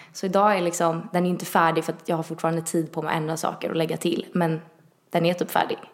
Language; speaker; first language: Swedish; early bilingual, other home language; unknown